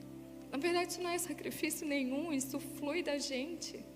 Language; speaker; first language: Portuguese; native; Portuguese